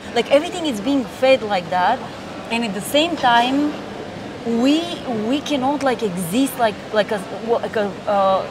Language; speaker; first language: English; non-native, fluent; Bulgarian